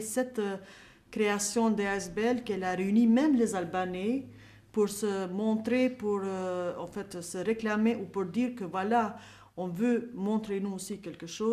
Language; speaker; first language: French; non-native, fluent; Albanian